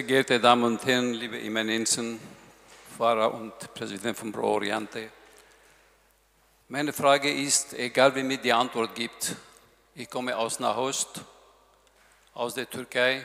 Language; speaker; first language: German; non-native, learner; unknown